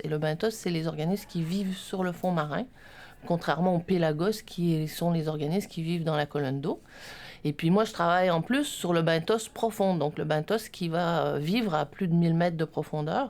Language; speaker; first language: French; native; French